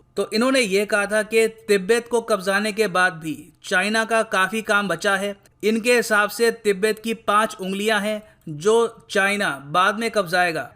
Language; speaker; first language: Hindi; native; Hindi